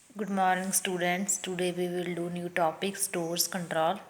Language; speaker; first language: English; non-native, local second language; Punjabi